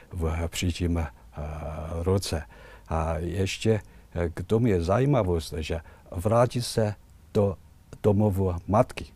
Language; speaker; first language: Czech; non-native, fluent; Chinese